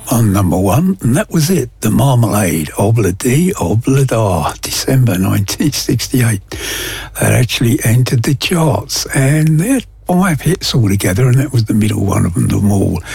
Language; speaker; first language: English; native; English